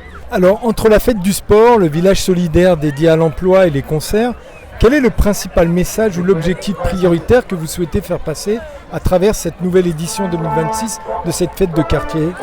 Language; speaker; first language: French; native; French